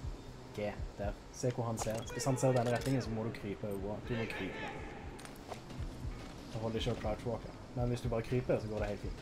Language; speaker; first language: Norwegian; native; Norwegian